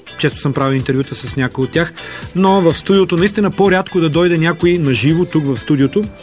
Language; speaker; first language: Bulgarian; native; Bulgarian